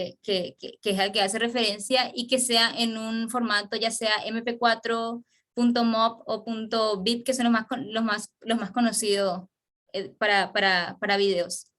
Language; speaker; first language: Spanish; native; Spanish